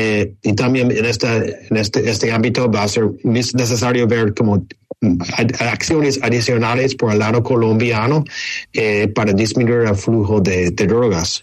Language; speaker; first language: Spanish; non-native, fluent; English